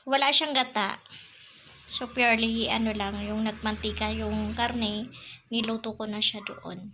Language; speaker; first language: Filipino; non-native, local second language; Bikol